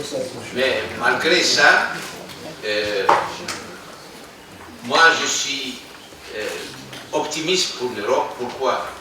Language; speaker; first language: French; non-native, fluent; Greek